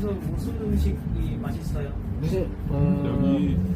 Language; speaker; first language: Korean; non-native, learner; Sinhala